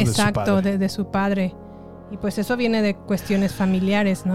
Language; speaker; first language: Spanish; native; Spanish